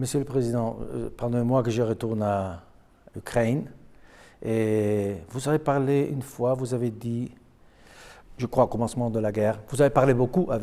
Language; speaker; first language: French; non-native, fluent; Spanish